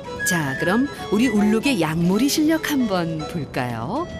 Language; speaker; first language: Korean; native; Korean